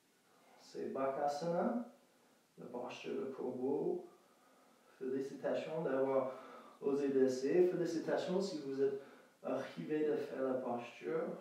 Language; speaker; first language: French; non-native, fluent; English